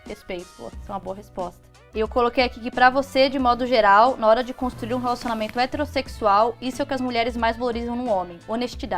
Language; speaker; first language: Portuguese; native; Portuguese